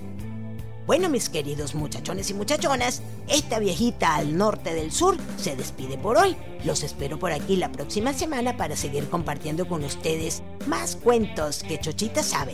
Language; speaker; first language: Spanish; native; Spanish